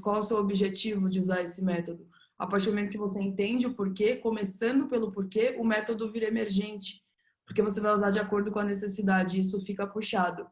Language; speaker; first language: Portuguese; native; Portuguese